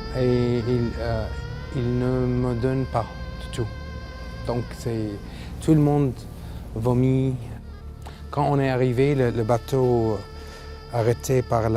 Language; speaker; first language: French; non-native, learner; Arabic